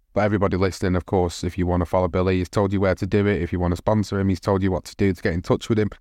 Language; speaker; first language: English; native; English